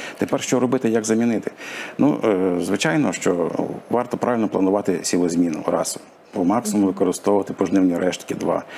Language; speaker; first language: Ukrainian; native; Ukrainian